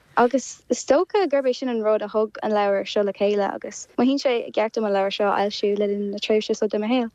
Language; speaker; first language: Irish; non-native, local second language; English